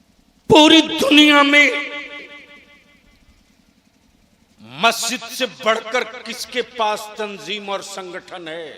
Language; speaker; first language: Hindi; native; Hindi